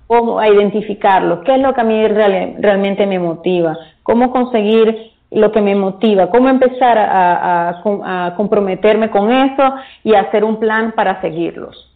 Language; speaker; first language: Spanish; native; Spanish